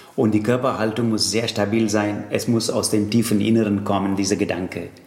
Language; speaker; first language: German; non-native, fluent; Tamil